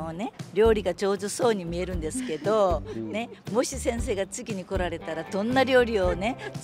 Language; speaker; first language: Japanese; non-native, fluent; Korean